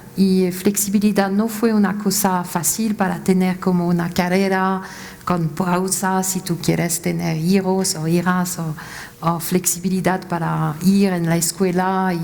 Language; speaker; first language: Spanish; non-native, fluent; French